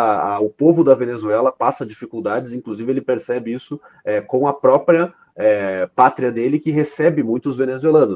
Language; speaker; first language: Portuguese; native; Portuguese